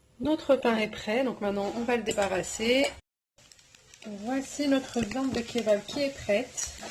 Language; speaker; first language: French; native; French